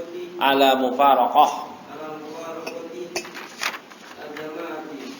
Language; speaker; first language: Arabic; non-native, learner; Indonesian